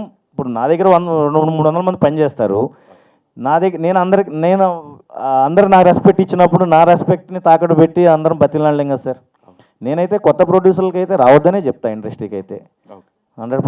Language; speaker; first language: Telugu; native; Telugu